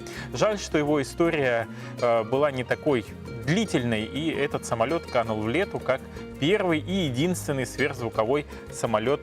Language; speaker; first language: Russian; native; Russian